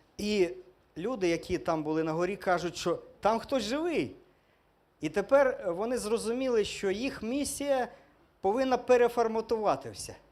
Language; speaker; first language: Ukrainian; non-native, local second language; Russian